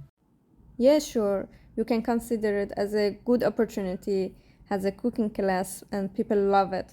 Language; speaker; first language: English; non-native, learner; Persian